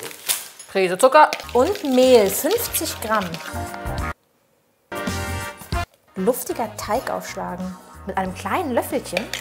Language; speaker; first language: German; native; German